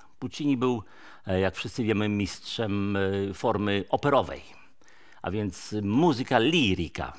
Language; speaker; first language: Polish; native; Polish